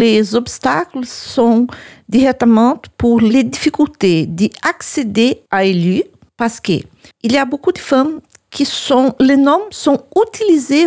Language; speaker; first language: French; non-native, learner; Portuguese